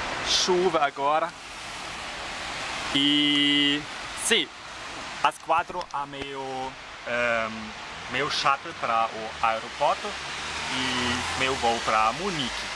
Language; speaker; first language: Portuguese; non-native, fluent; German